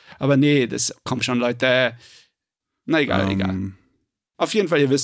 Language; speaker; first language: German; native; German